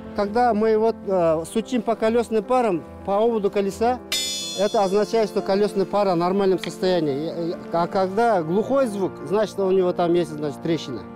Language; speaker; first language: Russian; non-native, local second language; Kazakh